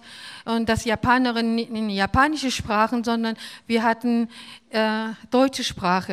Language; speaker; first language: German; non-native, fluent; Korean